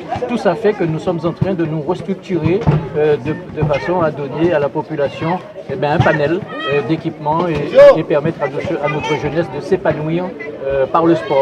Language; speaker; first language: French; native; French